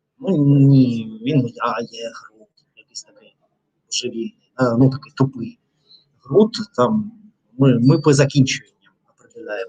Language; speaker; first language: Ukrainian; non-native, learner; Russian